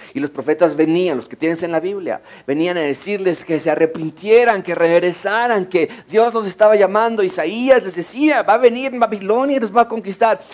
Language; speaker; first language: Spanish; native; Spanish